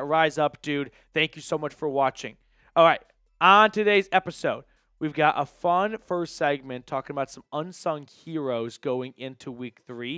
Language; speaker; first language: English; native; English